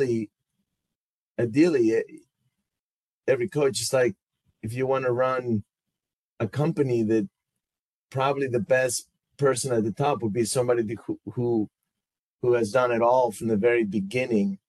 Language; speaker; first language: English; non-native, fluent; Spanish